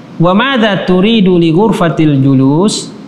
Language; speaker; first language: Arabic; non-native, fluent; Indonesian